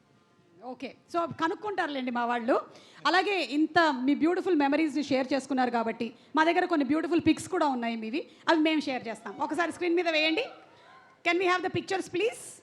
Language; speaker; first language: Telugu; native; Telugu